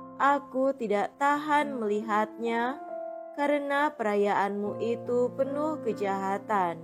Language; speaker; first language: Indonesian; native; Indonesian